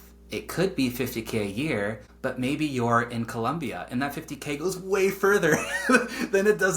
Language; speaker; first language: English; native; English